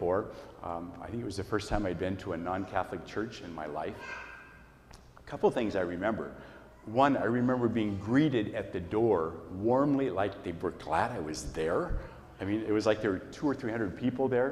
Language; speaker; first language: English; native; English